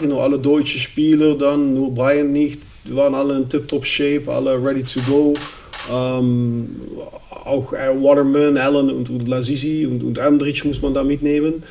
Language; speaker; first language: German; non-native, fluent; Dutch